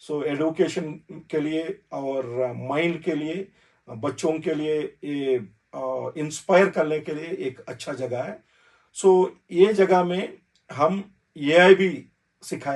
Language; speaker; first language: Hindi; non-native, learner; Telugu